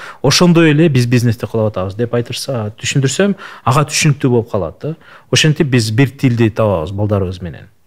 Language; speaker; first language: Kyrgyz; non-native, local second language; Russian